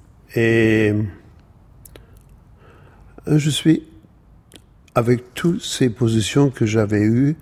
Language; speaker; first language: French; non-native, fluent; German